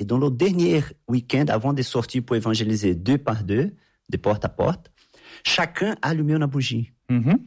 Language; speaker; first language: French; non-native, fluent; Portuguese